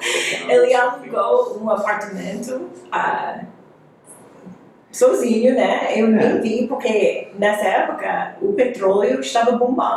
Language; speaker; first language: Portuguese; non-native, fluent; English